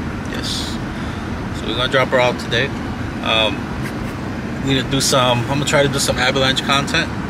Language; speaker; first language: English; early bilingual, other home language; Spanish